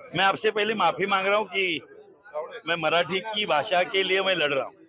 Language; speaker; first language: Hindi; non-native, local second language; Marathi